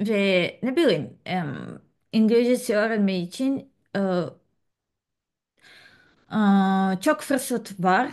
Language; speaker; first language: Turkish; non-native, learner; Serbian